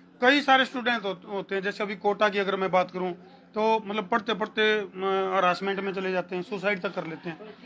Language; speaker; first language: Hindi; native; Hindi